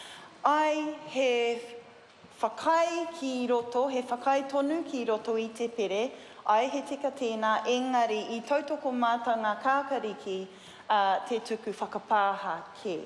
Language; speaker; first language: Māori; non-native, learner; English